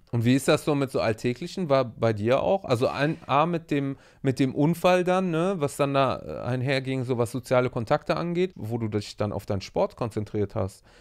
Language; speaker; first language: German; native; German